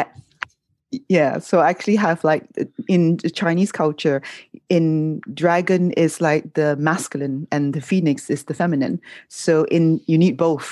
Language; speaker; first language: English; non-native, local second language; Cantonese